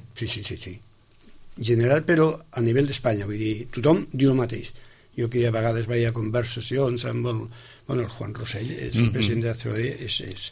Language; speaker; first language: Catalan; non-native, local second language; Spanish